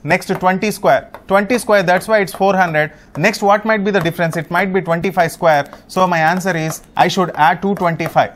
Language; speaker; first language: English; non-native, local second language; Telugu